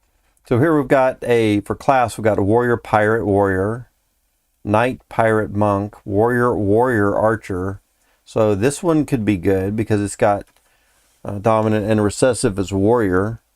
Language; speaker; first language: English; native; English